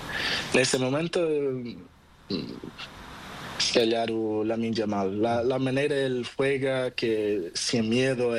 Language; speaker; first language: Spanish; non-native, learner; Portuguese